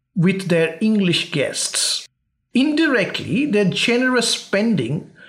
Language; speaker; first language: English; non-native, local second language; Bangla